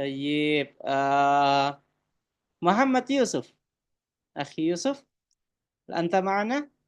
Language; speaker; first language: Arabic; non-native, fluent; Indonesian